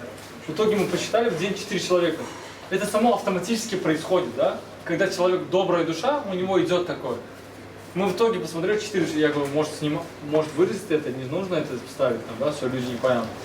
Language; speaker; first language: Russian; non-native, local second language; Turkmen